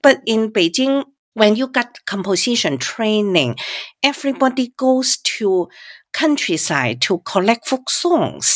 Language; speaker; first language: English; non-native, fluent; Cantonese